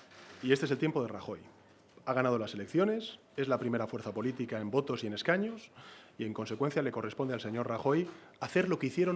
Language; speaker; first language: Spanish; native; Spanish